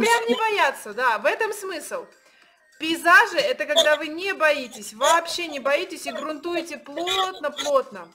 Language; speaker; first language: Russian; native; Russian